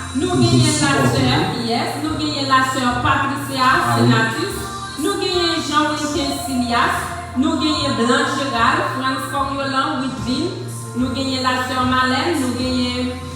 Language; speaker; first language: French; non-native, local second language; Haitian Creole